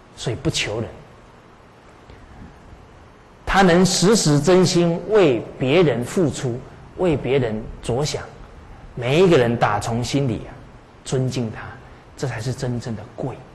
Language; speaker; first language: Chinese; native; Chinese